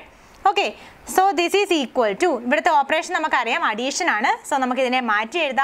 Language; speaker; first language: Malayalam; native; Malayalam